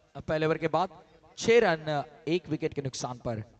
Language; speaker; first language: Hindi; non-native, local second language; Marathi